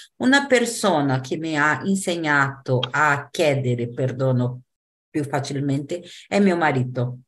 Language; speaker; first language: Italian; non-native, fluent; Portuguese